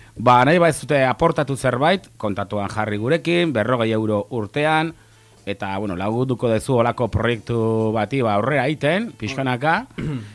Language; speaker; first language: Basque; non-native, local second language; Spanish